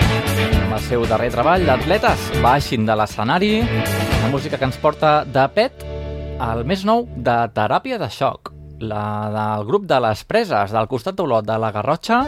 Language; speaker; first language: Catalan; native; Catalan